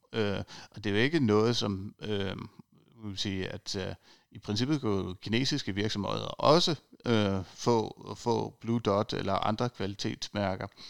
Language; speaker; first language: Danish; native; Danish